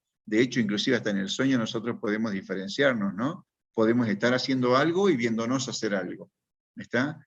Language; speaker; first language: Spanish; native; Spanish